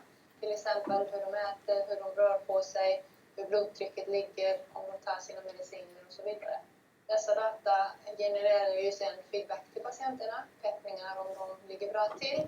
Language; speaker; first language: Swedish; native; Swedish